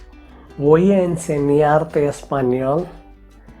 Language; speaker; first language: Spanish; non-native, fluent; Hindi